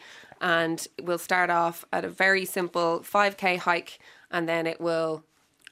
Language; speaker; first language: English; native; English